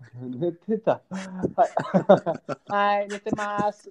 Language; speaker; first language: Japanese; non-native, learner; English